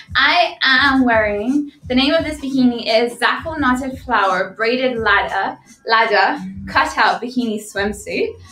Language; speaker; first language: English; early bilingual, other home language; Portuguese